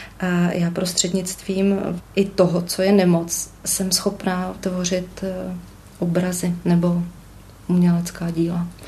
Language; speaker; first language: Czech; native; Czech